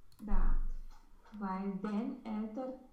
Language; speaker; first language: German; non-native, learner; Romanian